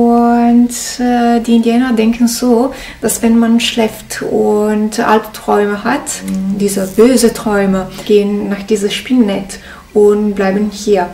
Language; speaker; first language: German; non-native, learner; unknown